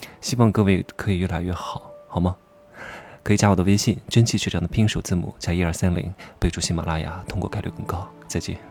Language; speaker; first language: Chinese; native; Chinese